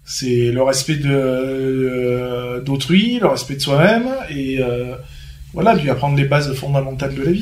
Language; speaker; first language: French; native; French